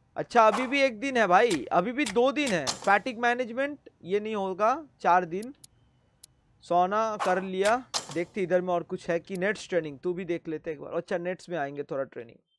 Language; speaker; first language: Hindi; native; Hindi